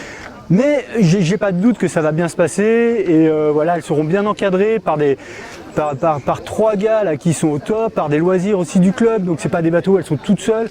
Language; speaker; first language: French; native; French